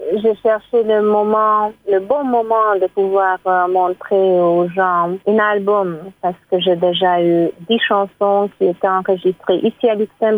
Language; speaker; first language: French; non-native, fluent; Hungarian